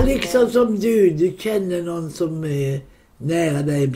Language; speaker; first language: Swedish; non-native, local second language; Romany